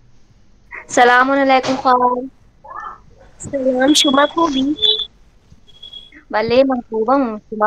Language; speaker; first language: Persian; non-native, learner; Urdu